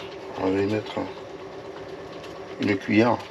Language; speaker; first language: French; native; French